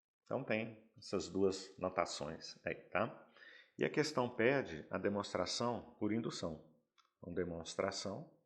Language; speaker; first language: Portuguese; native; Portuguese